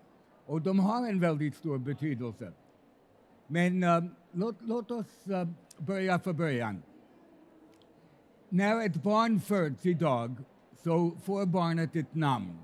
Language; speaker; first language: Swedish; non-native, fluent; English